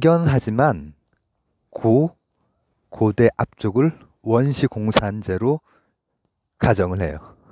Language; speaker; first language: Korean; native; Korean